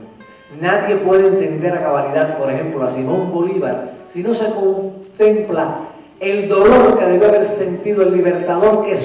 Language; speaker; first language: Spanish; native; Spanish